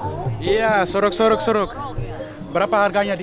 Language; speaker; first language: Indonesian; non-native, learner; Dutch